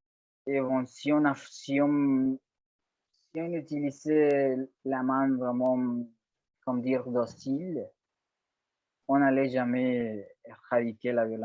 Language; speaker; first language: French; non-native, learner; Spanish